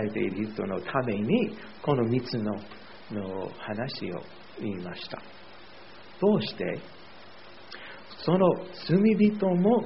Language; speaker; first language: Japanese; non-native, fluent; English